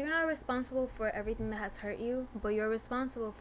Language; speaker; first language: English; non-native, fluent; Spanish